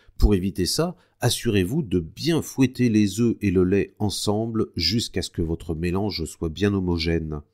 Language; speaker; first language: French; native; French